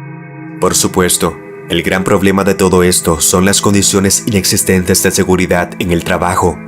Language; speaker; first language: Spanish; native; Spanish